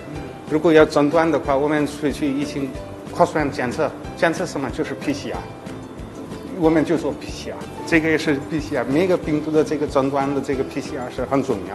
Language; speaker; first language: Chinese; non-native, fluent; Nepali